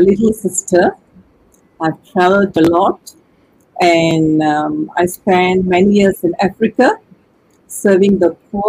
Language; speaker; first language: English; non-native, local second language; Tamil